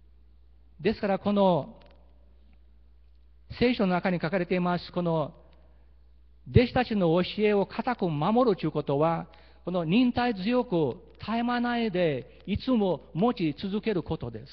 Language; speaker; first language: Japanese; early bilingual, heritage; Portuguese